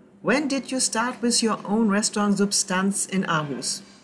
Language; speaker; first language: English; non-native, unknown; German